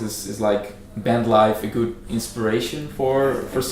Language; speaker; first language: English; non-native, fluent; Dutch